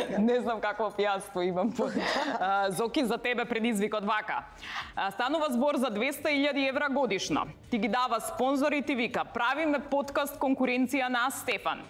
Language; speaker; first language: Macedonian; native; Macedonian